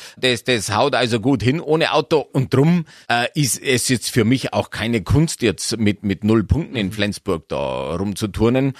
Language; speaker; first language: German; native; German